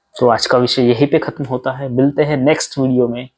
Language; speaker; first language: Hindi; non-native, local second language; Marathi